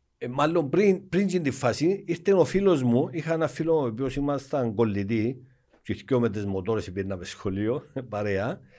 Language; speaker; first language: Greek; native; Greek